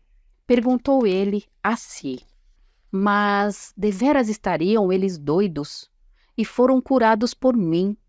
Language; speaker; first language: Portuguese; native; Portuguese